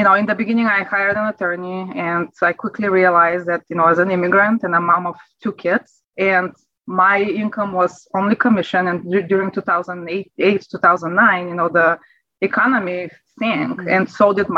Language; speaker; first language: English; non-native, fluent; Bulgarian